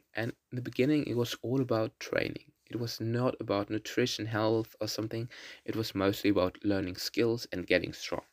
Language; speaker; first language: English; non-native, fluent; German